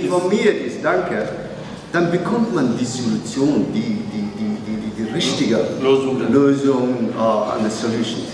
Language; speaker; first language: German; non-native, learner; Somali